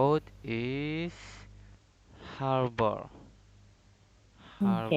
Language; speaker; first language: English; non-native, learner; Indonesian